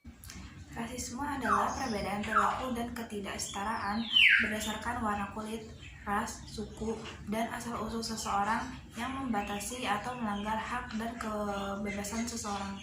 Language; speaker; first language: Indonesian; native; Indonesian